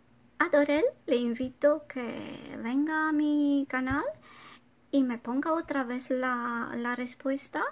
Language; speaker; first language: Spanish; non-native, fluent; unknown